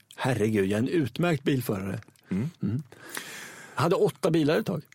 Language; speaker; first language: Swedish; native; Swedish